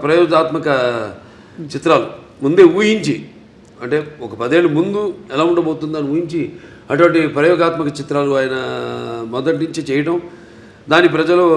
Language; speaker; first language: Telugu; native; Telugu